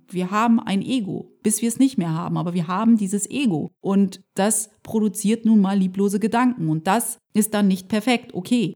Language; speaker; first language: German; early bilingual, other home language; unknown